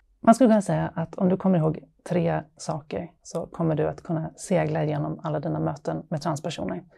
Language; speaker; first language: Swedish; native; Swedish